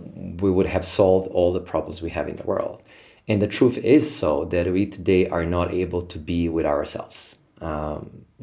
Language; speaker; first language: English; non-native, fluent; Serbian